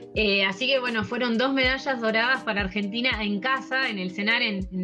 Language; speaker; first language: Spanish; early bilingual, heritage; French